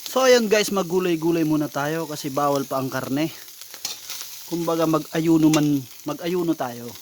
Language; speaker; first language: Filipino; non-native, local second language; Bikol